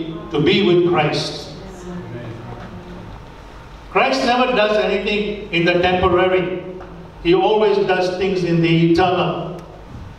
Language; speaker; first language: English; non-native, local second language; Tamil